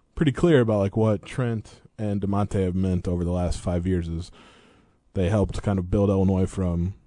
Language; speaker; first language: English; native; English